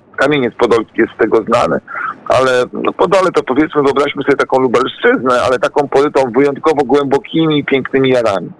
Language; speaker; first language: Polish; native; Polish